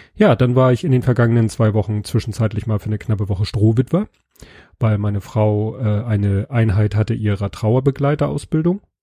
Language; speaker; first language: German; native; German